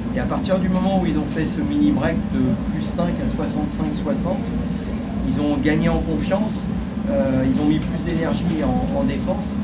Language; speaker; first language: French; native; French